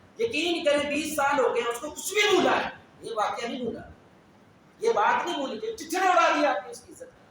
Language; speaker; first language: Urdu; non-native, local second language; Punjabi